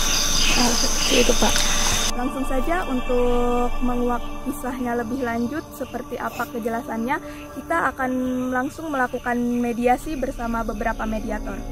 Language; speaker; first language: Indonesian; native; Indonesian